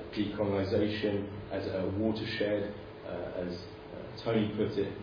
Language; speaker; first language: English; native; English